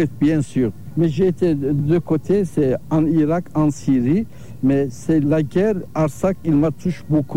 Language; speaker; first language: French; non-native, learner; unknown